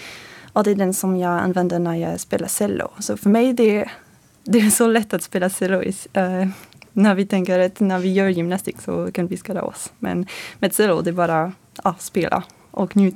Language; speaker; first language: Swedish; non-native, fluent; French